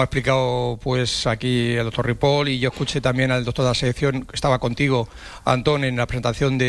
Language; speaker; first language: Spanish; native; Spanish